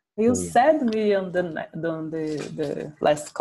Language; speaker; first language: English; non-native, learner; Portuguese